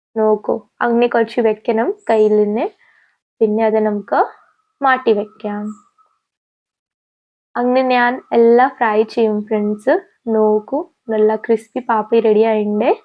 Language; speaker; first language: Malayalam; non-native, local second language; Hindi